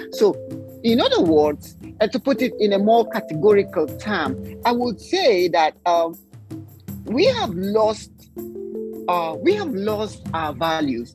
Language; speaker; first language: English; non-native, local second language; Ibibio